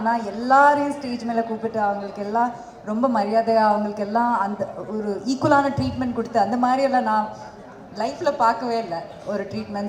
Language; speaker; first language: Tamil; non-native, fluent; Malayalam